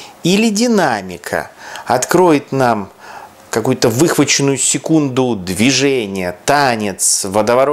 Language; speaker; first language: Russian; native; Russian